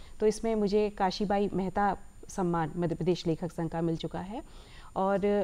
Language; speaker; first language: Hindi; native; Hindi